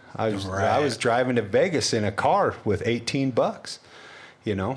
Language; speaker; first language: English; native; English